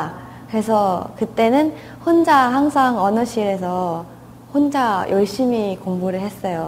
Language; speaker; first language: Korean; non-native, fluent; Thai